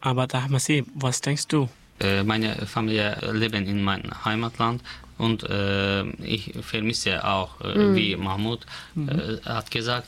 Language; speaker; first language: German; non-native, learner; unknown